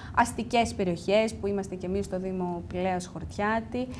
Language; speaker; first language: Greek; native; Greek